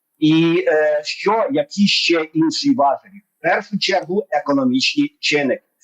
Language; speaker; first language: Ukrainian; non-native, local second language; Hungarian